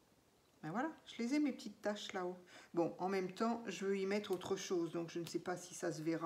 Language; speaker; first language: French; native; French